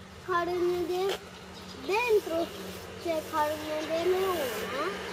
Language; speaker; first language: Italian; early bilingual, heritage; Italian